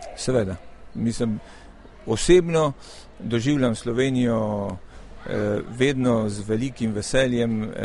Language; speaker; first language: Slovenian; early bilingual, heritage; Slovenian